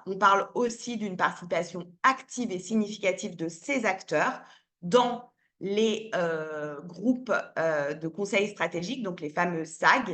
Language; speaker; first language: French; native; French